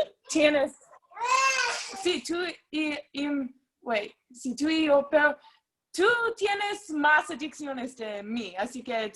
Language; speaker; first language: Spanish; non-native, learner; English